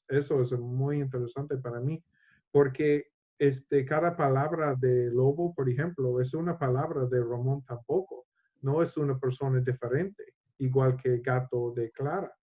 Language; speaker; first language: Spanish; non-native, learner; English